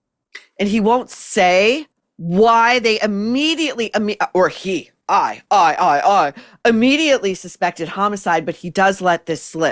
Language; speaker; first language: English; native; English